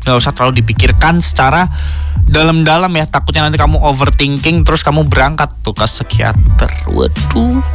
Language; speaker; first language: Indonesian; native; Indonesian